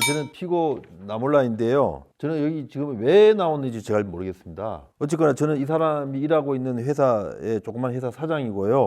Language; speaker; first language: Korean; native; Korean